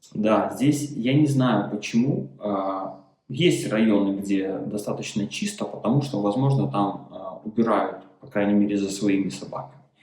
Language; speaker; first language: Russian; native; Russian